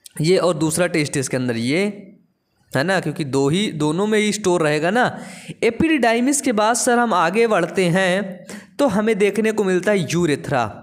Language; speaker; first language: Hindi; native; Hindi